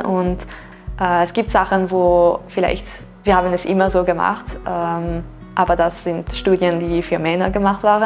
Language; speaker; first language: German; non-native, local second language; French